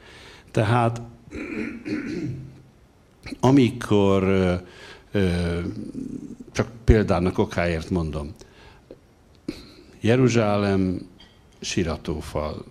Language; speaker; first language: Hungarian; native; Hungarian